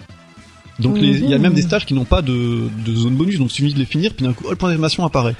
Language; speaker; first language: French; native; French